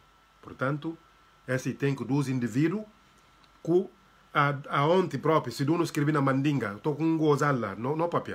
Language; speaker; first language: Portuguese; non-native, local second language; Upper Guinea Crioulo